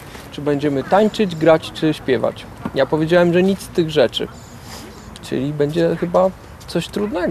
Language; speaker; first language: Polish; native; Polish